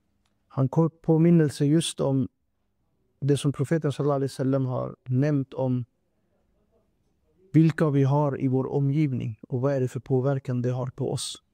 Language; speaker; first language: Swedish; non-native, fluent; Urdu